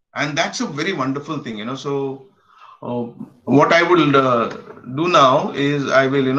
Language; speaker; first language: English; non-native, local second language; Konkani